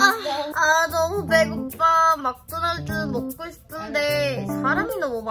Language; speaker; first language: Korean; non-native, learner; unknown